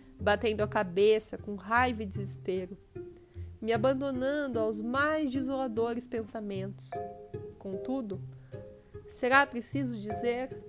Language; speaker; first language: Portuguese; native; Portuguese